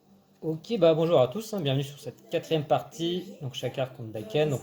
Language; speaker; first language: French; native; French